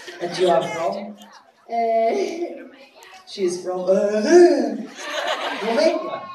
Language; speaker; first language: English; non-native, learner; German